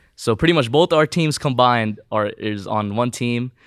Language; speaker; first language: English; early bilingual, other home language; Filipino